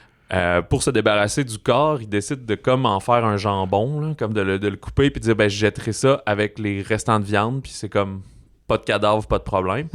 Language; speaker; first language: French; native; French